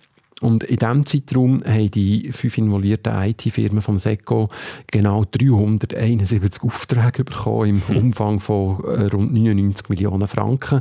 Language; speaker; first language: German; native; German